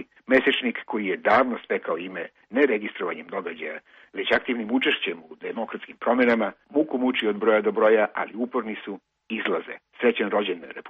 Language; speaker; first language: Croatian; native; Croatian